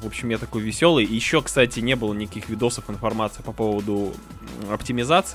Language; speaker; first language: Russian; native; Russian